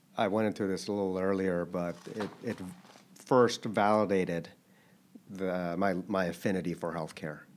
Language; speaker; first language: English; early bilingual, other home language; Korean